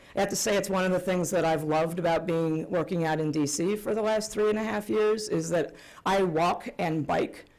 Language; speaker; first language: English; native; English